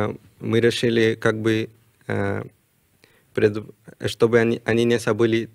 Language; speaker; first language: Russian; non-native, learner; Spanish